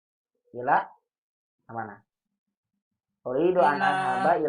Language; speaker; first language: Arabic; non-native, fluent; Indonesian